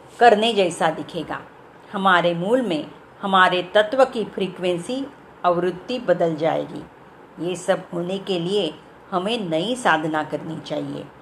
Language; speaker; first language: Hindi; non-native, local second language; Marathi